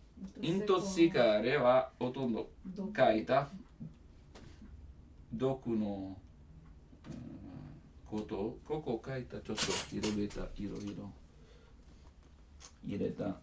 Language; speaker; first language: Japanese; non-native, learner; Italian